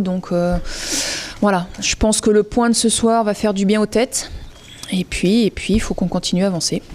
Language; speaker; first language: French; native; French